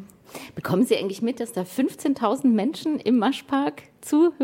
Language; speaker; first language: German; native; German